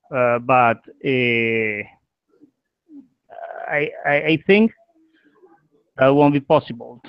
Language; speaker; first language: English; non-native, learner; Spanish